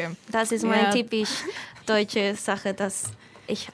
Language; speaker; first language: German; non-native, fluent; Spanish